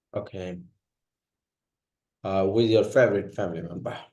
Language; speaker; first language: English; non-native, fluent; Bangla